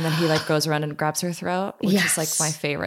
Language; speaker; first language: English; native; English